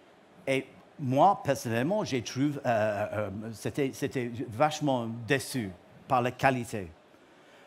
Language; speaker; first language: French; non-native, learner; English